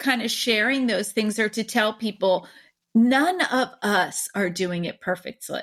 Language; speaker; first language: English; native; English